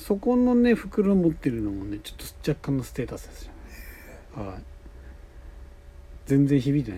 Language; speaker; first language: Japanese; native; Japanese